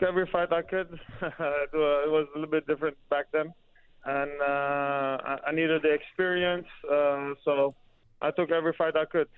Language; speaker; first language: English; non-native, fluent; Dutch